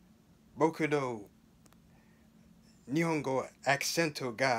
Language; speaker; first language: Japanese; non-native, learner; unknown